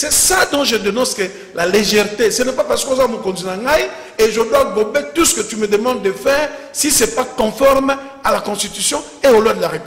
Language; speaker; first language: French; non-native, local second language; Lingala